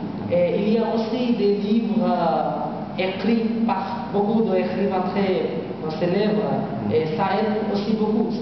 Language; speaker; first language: French; non-native, learner; Bangla